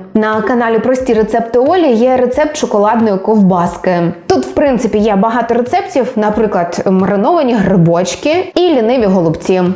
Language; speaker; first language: Ukrainian; native; Ukrainian